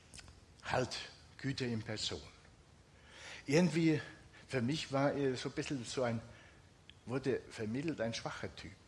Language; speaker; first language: German; non-native, fluent; Finnish